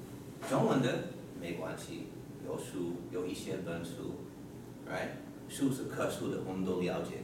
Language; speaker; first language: Chinese; non-native, learner; English